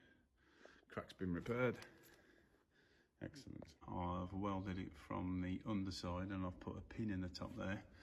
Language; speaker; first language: English; native; English